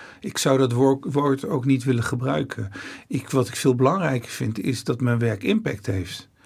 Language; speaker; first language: Dutch; early bilingual, other home language; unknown